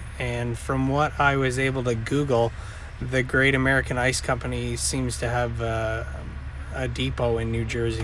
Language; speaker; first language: English; native; English